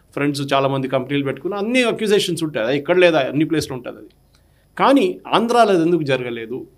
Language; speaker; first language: Telugu; non-native, local second language; Malayalam